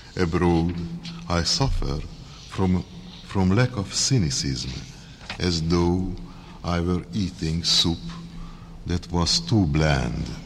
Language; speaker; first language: English; non-native, fluent; Hungarian